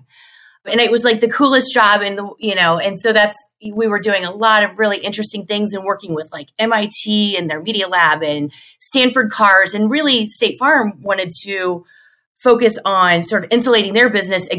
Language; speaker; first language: English; native; English